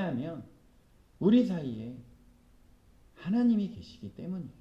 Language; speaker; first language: Korean; native; Korean